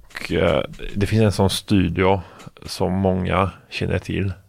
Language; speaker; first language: Swedish; non-native, fluent; Polish